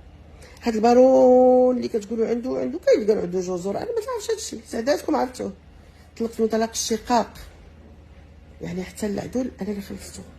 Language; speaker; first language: Arabic; native; Arabic